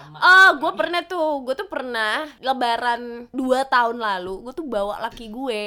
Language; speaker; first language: Indonesian; native; Indonesian